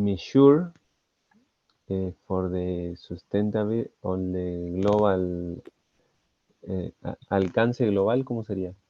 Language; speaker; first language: English; non-native, learner; Spanish